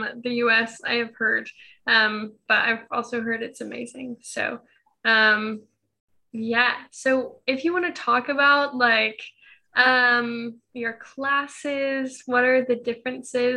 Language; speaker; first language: English; native; English